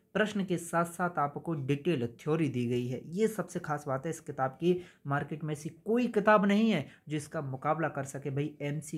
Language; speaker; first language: Hindi; native; Hindi